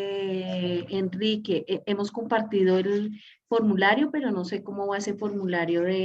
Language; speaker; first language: Spanish; native; Spanish